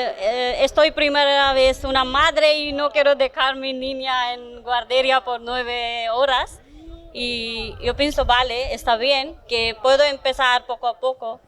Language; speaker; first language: Spanish; non-native, learner; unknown